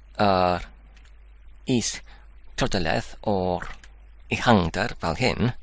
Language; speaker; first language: Welsh; non-native, learner; English